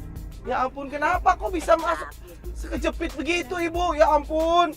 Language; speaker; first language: Indonesian; native; Indonesian